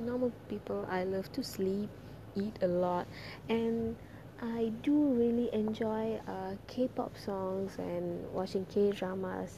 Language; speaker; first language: English; non-native, local second language; Tamil